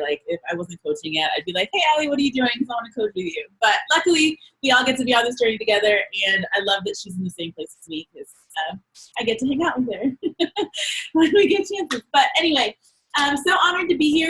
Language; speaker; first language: English; native; English